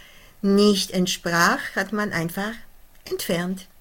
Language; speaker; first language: German; non-native, fluent; Polish